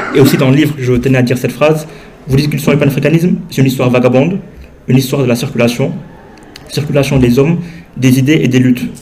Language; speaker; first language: French; non-native, local second language; Wolof